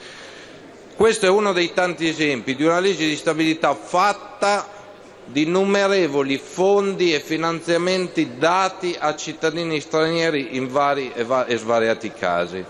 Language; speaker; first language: Italian; native; Italian